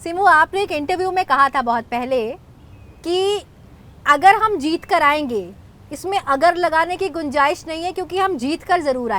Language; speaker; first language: Hindi; native; Hindi